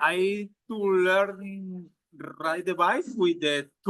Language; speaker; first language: English; non-native, learner; Spanish